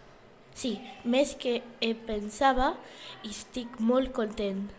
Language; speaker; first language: Catalan; non-native, learner; English